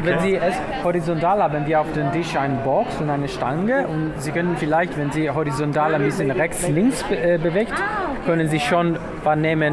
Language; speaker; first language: German; non-native, learner; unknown